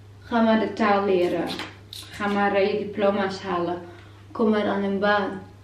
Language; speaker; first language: Dutch; non-native, fluent; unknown